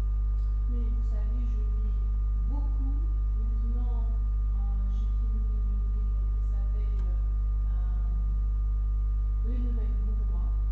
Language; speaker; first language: French; non-native, fluent; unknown